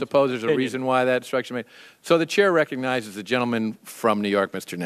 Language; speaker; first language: English; native; English